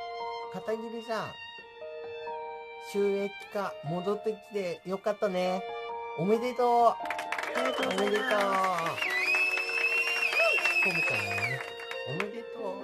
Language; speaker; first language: Japanese; native; Japanese